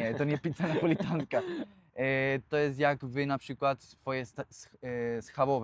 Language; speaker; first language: Polish; non-native, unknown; Spanish